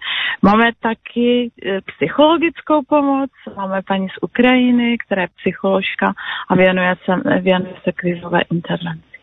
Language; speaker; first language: Czech; non-native, local second language; Polish